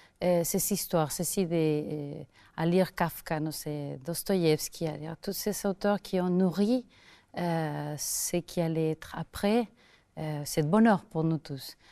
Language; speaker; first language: French; non-native, fluent; Portuguese